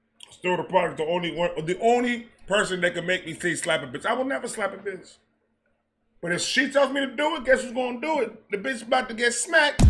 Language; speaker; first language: English; early bilingual, other home language; Spanish